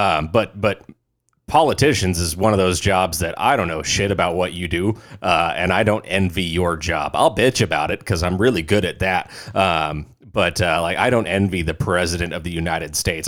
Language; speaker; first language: English; native; English